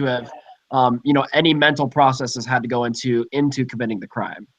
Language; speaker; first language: English; native; English